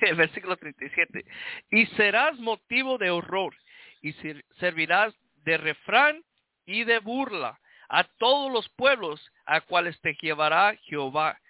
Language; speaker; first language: Spanish; early bilingual, heritage; Spanish